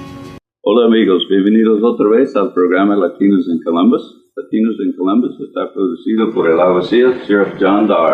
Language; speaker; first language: Spanish; non-native, fluent; English